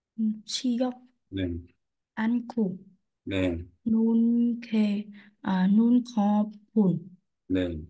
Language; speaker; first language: Korean; non-native, learner; Vietnamese